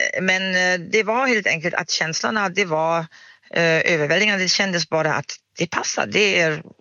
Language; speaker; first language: Swedish; non-native, fluent; German